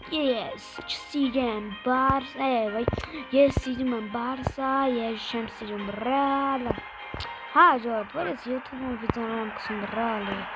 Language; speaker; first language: Armenian; native; Armenian